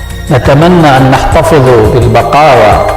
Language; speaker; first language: Arabic; native; Arabic